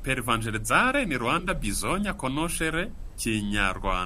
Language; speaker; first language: Italian; non-native, fluent; Kinyarwanda